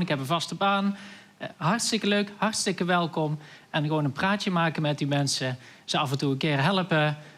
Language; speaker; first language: Dutch; native; Dutch